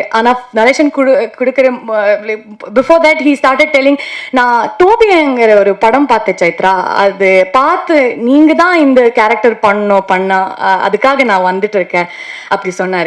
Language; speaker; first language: Tamil; non-native, learner; Kannada